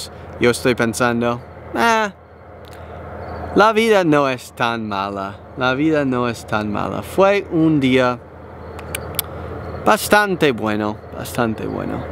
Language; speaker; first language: Spanish; non-native, learner; English